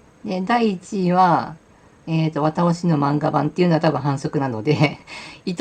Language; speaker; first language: Japanese; native; Japanese